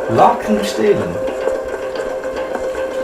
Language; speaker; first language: German; native; German